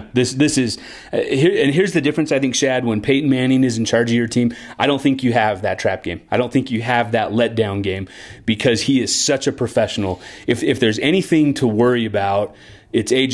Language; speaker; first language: English; native; English